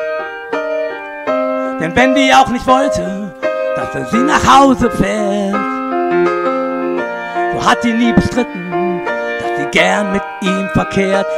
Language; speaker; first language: German; native; German